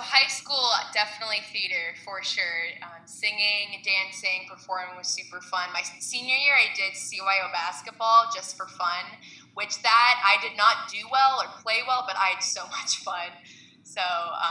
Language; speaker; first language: English; native; English